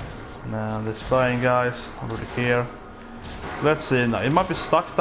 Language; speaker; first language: English; non-native, fluent; Swedish